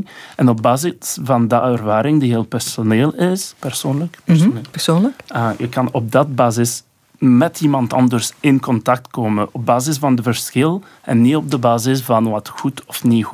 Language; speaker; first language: Dutch; non-native, local second language; French